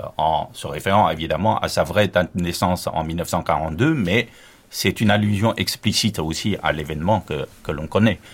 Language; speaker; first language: French; non-native, fluent; Chinese